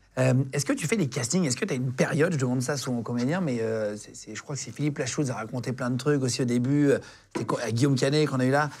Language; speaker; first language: French; native; French